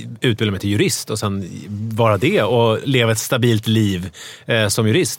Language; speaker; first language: Swedish; native; Swedish